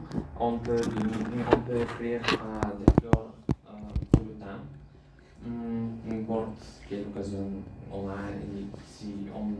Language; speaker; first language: French; non-native, learner; Bulgarian